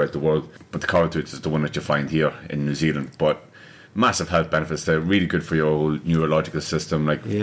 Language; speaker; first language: English; native; English